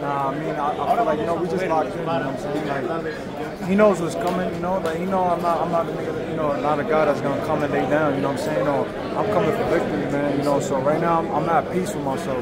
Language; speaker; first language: English; early bilingual, other home language; Spanish